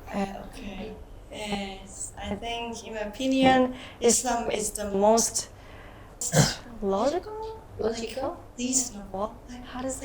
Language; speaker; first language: English; non-native, fluent; Japanese